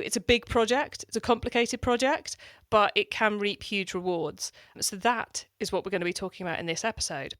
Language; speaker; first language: English; native; English